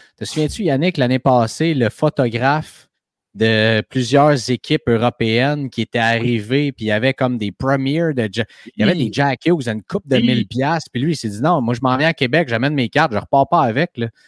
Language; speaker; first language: French; native; French